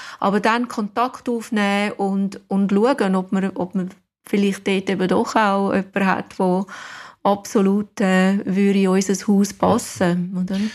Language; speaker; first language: German; non-native, fluent; English